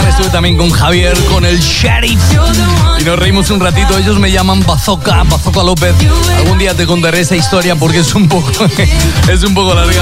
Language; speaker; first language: Spanish; native; Spanish